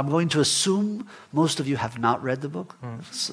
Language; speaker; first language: English; early bilingual, other home language; Spanish